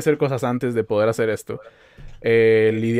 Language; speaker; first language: Spanish; native; Spanish